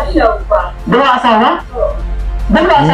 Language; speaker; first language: Filipino; non-native, local second language; Cebuano